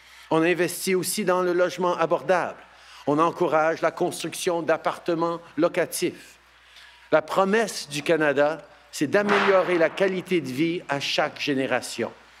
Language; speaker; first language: French; early bilingual, heritage; French